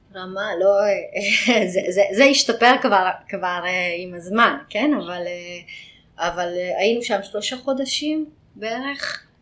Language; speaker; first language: Hebrew; non-native, fluent; Hungarian